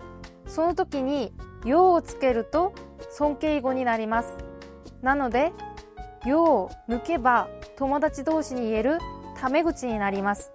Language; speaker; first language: Japanese; non-native, fluent; Korean